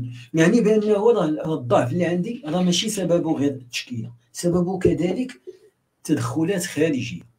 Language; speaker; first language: Arabic; native; Arabic